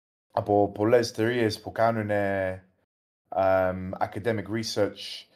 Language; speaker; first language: Greek; early bilingual, heritage; English